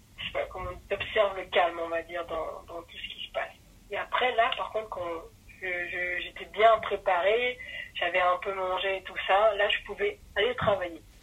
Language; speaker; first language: French; early bilingual, other home language; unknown